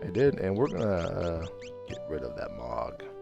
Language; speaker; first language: English; native; English